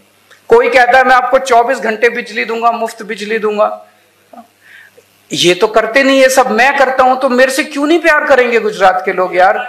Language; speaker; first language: Hindi; native; Hindi